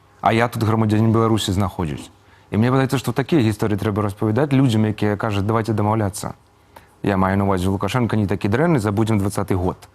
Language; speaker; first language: Belarusian; native; Belarusian